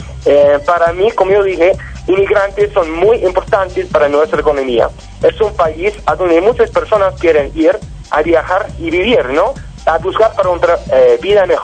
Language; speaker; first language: Spanish; non-native, learner; English